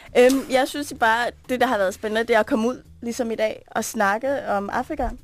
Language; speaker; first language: Danish; non-native, fluent; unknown